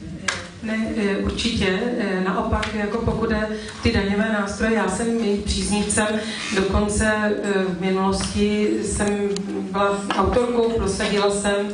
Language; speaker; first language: Czech; native; Czech